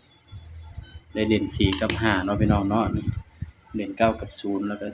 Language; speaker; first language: Thai; non-native, local second language; Northeastern Thai